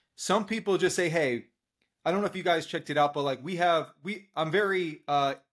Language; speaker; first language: English; native; English